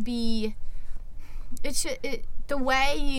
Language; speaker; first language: English; non-native, fluent; German